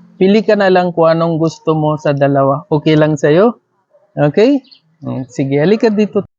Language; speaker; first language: Filipino; non-native, learner; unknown